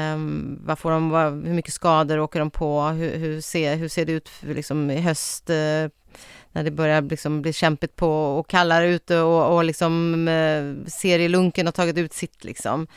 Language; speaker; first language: Swedish; native; Swedish